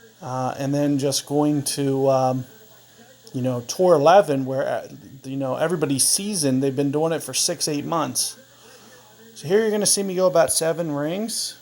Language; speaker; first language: English; native; English